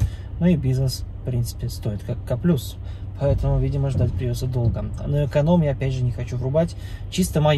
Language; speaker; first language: Russian; native; Russian